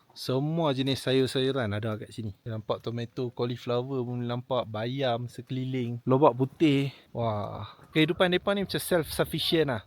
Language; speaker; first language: Malay; native; Malay